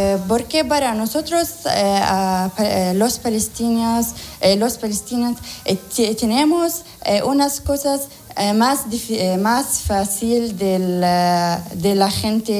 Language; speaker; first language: Spanish; non-native, learner; Arabic